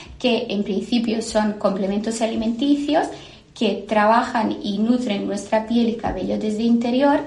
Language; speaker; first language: Spanish; non-native, fluent; Serbian